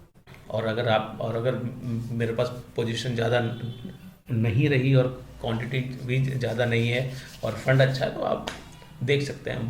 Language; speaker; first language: Hindi; native; Hindi